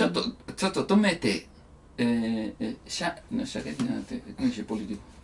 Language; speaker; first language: Japanese; non-native, learner; Italian